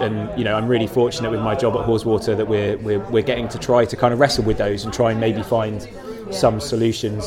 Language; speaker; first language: English; native; English